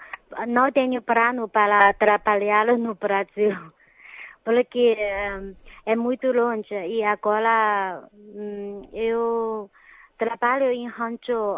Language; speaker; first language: Portuguese; non-native, fluent; Chinese